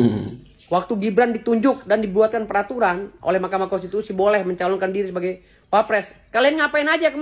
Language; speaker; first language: Indonesian; native; Indonesian